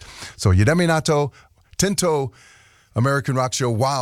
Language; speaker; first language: Czech; non-native, learner; English